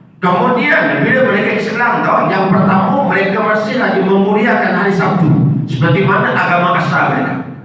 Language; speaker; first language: Malay; non-native, local second language; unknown